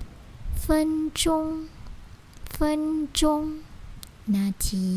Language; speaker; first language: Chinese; non-native, fluent; Lao